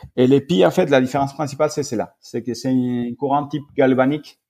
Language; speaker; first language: French; non-native, fluent; Spanish